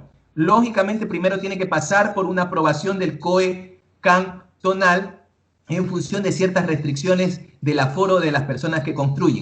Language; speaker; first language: Spanish; native; Spanish